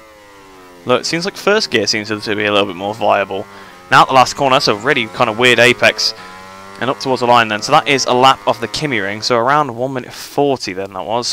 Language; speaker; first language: English; native; English